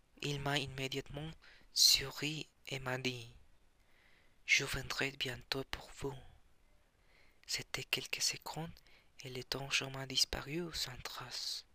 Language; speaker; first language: French; non-native, learner; Spanish